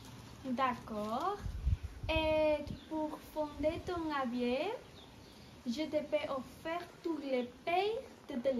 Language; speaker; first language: French; non-native, learner; Spanish